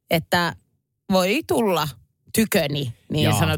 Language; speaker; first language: Finnish; native; Finnish